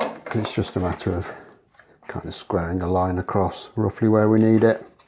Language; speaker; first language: English; native; English